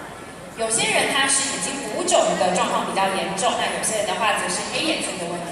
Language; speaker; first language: Chinese; native; Chinese